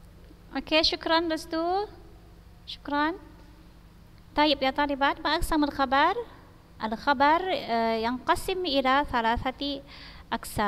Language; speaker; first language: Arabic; non-native, fluent; Indonesian